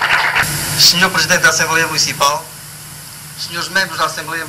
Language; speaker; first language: Portuguese; native; Portuguese